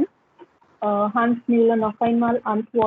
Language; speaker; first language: German; non-native, learner; Hindi